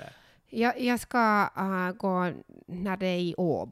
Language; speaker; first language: Swedish; non-native, local second language; Finnish